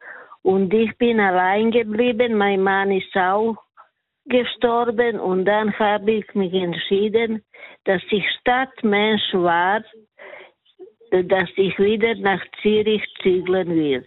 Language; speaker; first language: German; non-native, fluent; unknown